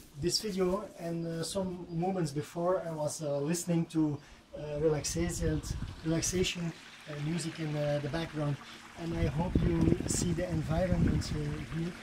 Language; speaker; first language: English; non-native, fluent; Dutch